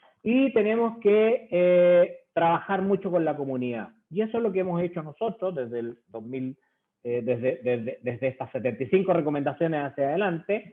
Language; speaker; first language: Spanish; native; Spanish